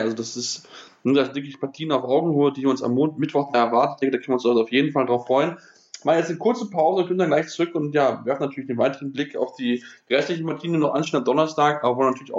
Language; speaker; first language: German; native; German